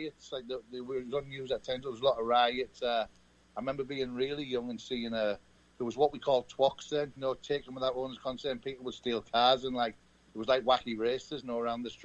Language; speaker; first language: English; native; English